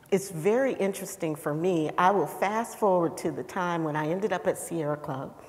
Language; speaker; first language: English; native; English